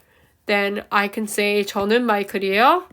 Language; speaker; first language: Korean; early bilingual, heritage; Korean